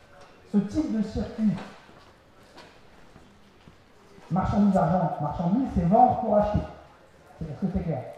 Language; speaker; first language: French; native; French